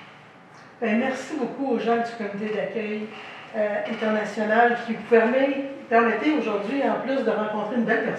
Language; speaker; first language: French; native; French